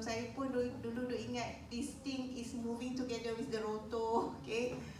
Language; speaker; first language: English; non-native, local second language; Malay